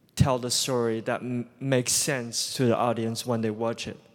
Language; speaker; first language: English; non-native, fluent; Chinese